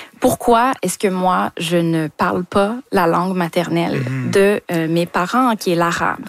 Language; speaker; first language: French; native; French